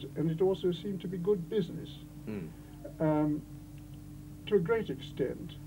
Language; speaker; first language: English; native; English